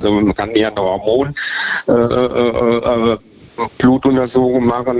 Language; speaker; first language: German; native; German